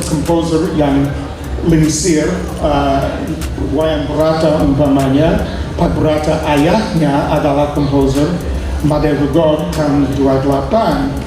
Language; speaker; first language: Indonesian; non-native, fluent; English